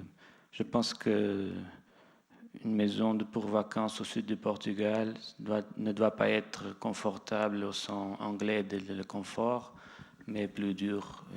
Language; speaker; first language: French; non-native, fluent; Portuguese